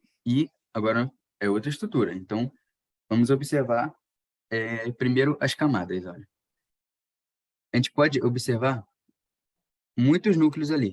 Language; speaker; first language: Portuguese; native; Portuguese